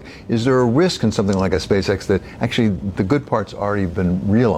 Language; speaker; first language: English; native; English